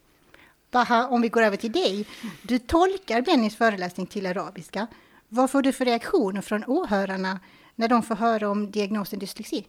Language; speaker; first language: Swedish; native; Swedish